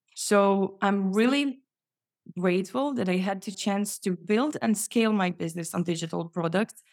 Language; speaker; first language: English; non-native, fluent; Croatian